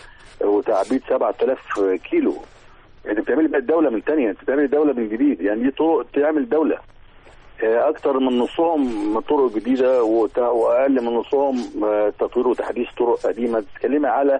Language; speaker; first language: Arabic; native; Arabic